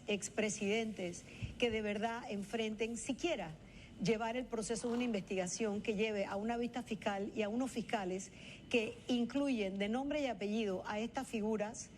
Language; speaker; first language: Spanish; native; Spanish